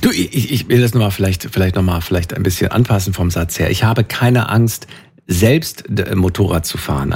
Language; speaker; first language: German; native; German